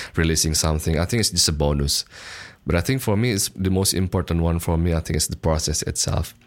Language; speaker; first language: English; non-native, fluent; Indonesian